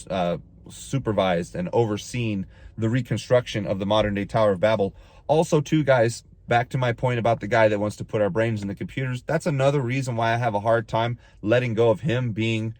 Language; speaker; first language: English; native; English